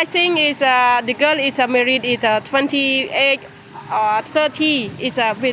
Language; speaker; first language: English; non-native, learner; Khmer